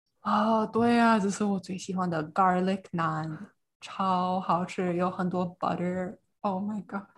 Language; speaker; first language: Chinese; non-native, fluent; English